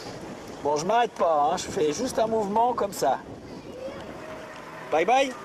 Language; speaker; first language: French; native; French